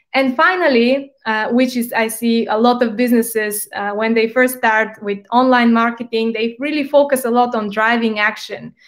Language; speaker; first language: English; non-native, fluent; Bulgarian